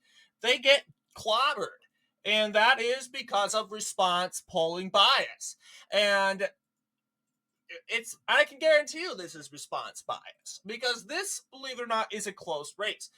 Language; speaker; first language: English; native; English